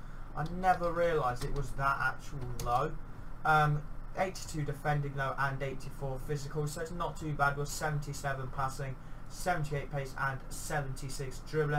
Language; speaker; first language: English; native; English